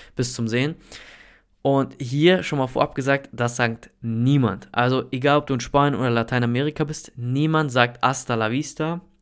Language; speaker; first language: German; native; German